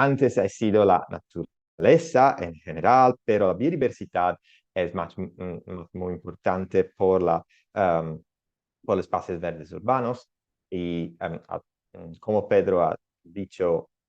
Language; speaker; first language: Spanish; non-native, learner; Italian